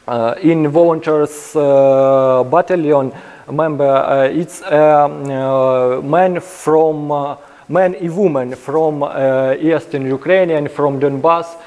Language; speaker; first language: English; non-native, learner; Ukrainian